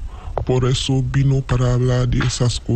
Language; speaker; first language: Spanish; non-native, learner; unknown